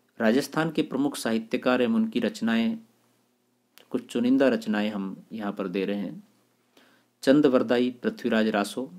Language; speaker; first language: Hindi; native; Hindi